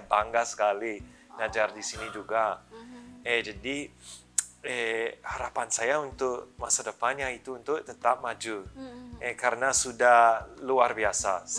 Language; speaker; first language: Indonesian; early bilingual, other home language; English